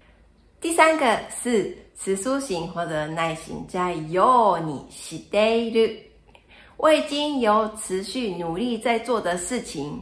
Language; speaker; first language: Chinese; non-native, fluent; Japanese